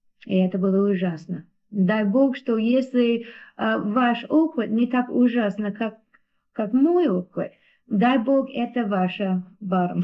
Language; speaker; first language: Russian; non-native, learner; English